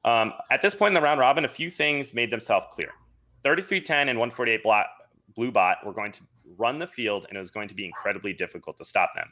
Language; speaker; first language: English; native; English